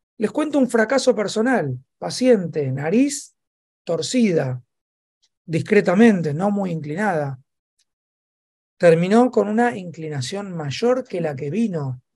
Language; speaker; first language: Spanish; native; Spanish